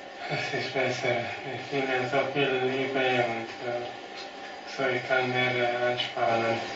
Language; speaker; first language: German; non-native, learner; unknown